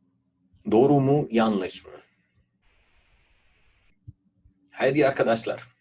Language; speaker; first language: Turkish; non-native, fluent; Urdu